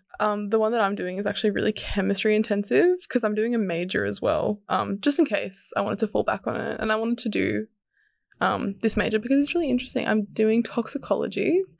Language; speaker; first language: English; early bilingual, other home language; Serbian